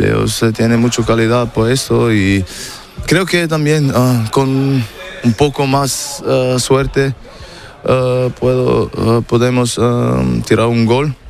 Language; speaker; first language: Spanish; non-native, learner; German